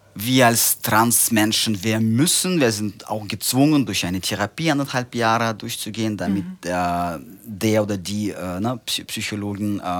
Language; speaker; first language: German; non-native, fluent; Russian